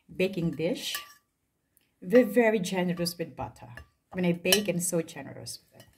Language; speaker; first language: English; non-native, local second language; Filipino